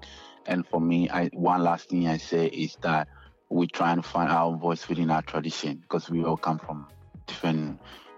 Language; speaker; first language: English; non-native, local second language; Ga